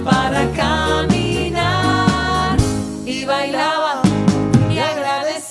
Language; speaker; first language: Spanish; native; Spanish